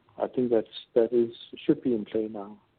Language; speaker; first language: English; non-native, fluent; Danish